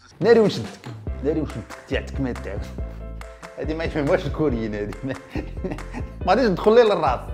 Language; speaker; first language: Arabic; native; Arabic